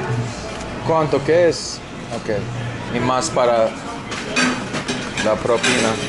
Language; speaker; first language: Spanish; non-native, learner; English